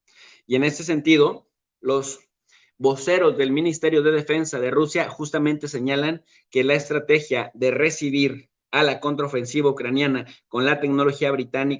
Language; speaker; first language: Spanish; native; Spanish